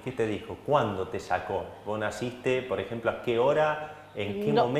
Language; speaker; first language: Spanish; native; Spanish